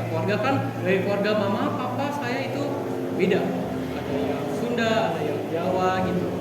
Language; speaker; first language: Indonesian; native; Indonesian